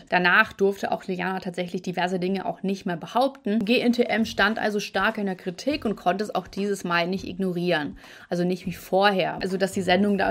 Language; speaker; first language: German; native; German